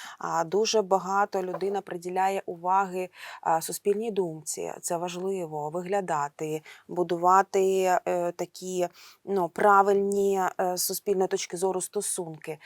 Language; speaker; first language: Ukrainian; non-native, local second language; Russian